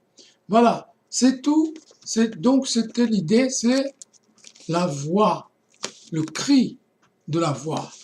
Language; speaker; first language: French; non-native, fluent; Portuguese